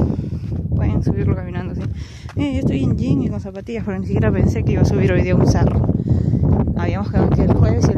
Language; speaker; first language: Spanish; native; Spanish